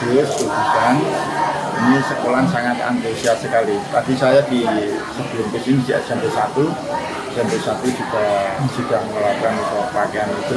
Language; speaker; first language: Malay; non-native, local second language; Javanese